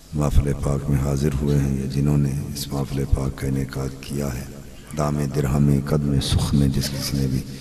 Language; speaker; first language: Urdu; non-native, local second language; Punjabi